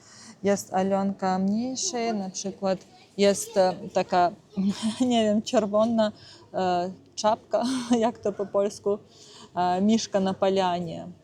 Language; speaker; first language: Polish; non-native, learner; Russian